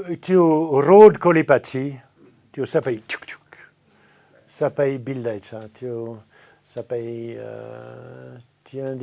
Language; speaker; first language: Nepali; non-native, fluent; French